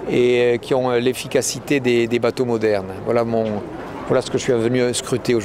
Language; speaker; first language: French; native; French